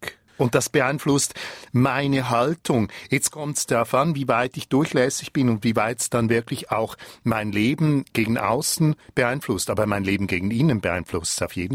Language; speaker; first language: German; native; German